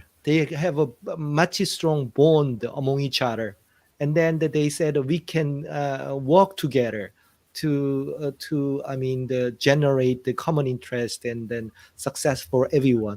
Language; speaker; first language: English; non-native, fluent; Korean